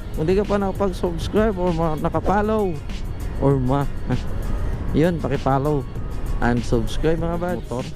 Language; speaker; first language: Filipino; non-native, local second language; Aklanon